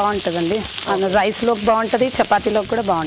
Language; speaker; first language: Telugu; native; Telugu